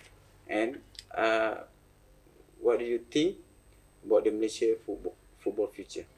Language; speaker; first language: English; non-native, local second language; Malay